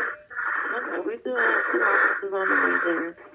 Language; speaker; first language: English; native; English